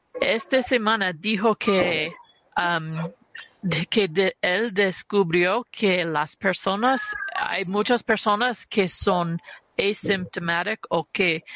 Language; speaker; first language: Spanish; early bilingual, heritage; Spanish